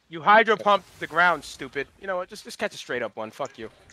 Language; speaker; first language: English; native; English